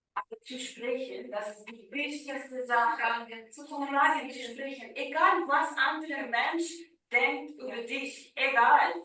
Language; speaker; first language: German; non-native, learner; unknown